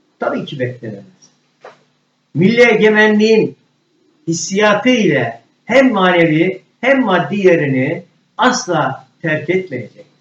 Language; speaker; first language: Turkish; native; Turkish